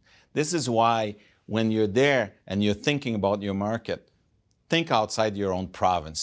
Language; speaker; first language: English; non-native, fluent; French